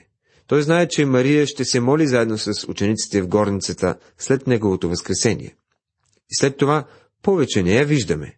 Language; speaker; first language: Bulgarian; native; Bulgarian